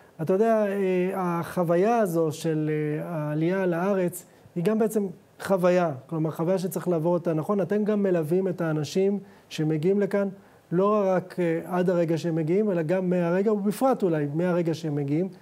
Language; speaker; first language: Hebrew; native; Hebrew